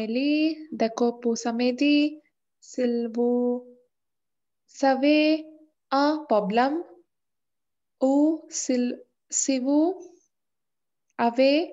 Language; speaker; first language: French; non-native, learner; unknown